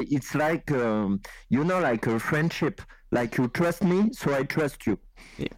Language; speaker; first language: English; non-native, learner; French